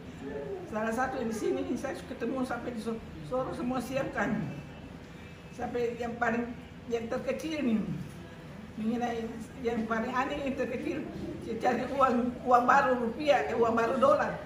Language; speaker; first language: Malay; non-native, local second language; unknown